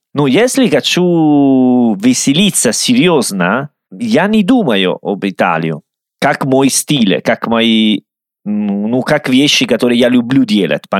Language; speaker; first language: Russian; non-native, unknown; Italian